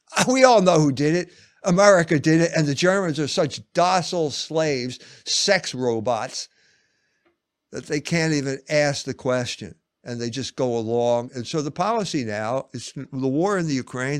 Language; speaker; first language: English; native; English